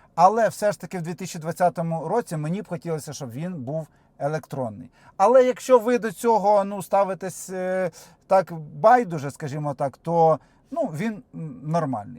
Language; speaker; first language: Ukrainian; non-native, local second language; Russian